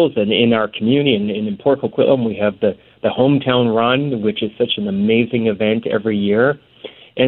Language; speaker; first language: English; native; English